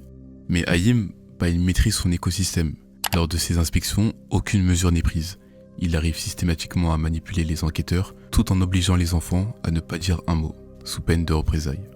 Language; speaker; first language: French; native; French